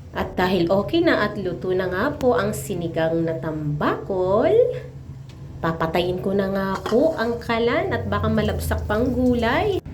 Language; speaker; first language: Filipino; non-native, local second language; Masbatenyo